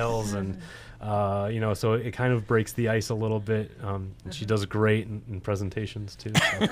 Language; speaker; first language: English; native; English